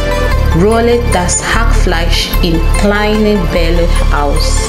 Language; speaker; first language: German; non-native, learner; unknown